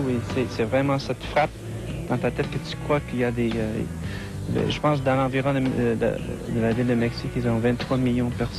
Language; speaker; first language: French; non-native, fluent; English